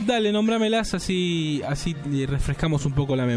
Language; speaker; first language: Spanish; native; Spanish